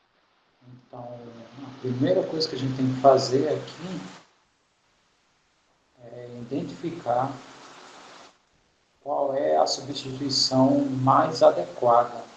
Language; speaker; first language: Portuguese; native; Portuguese